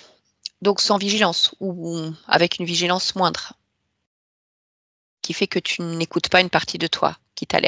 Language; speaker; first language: French; native; French